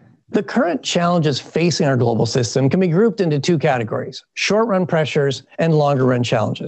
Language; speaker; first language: English; native; English